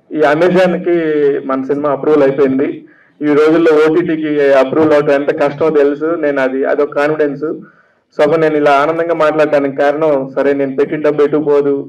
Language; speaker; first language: Telugu; native; Telugu